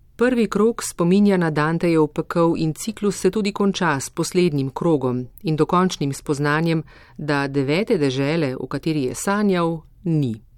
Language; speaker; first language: Slovenian; native; Slovenian